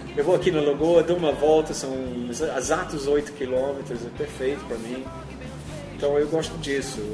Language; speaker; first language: Portuguese; non-native, fluent; English